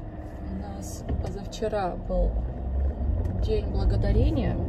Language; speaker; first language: Russian; early bilingual, heritage; Russian